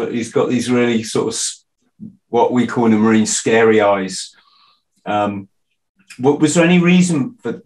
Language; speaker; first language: English; native; English